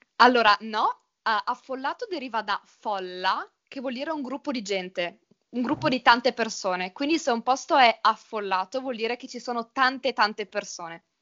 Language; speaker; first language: Italian; native; Italian